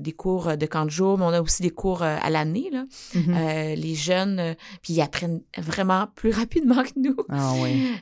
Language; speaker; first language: French; native; French